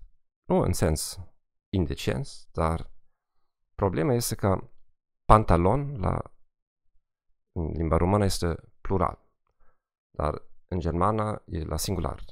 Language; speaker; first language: Romanian; non-native, fluent; German